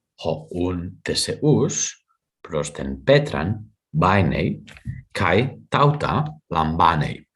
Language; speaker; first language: Greek; non-native, fluent; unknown